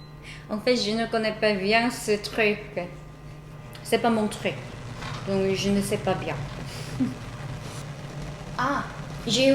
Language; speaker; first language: French; non-native, learner; Korean